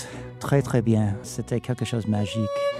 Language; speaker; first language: French; non-native, fluent; English